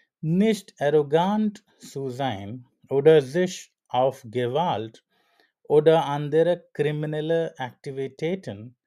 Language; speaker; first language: German; non-native, learner; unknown